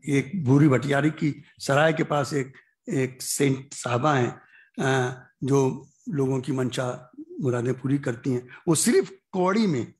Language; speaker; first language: Hindi; native; Hindi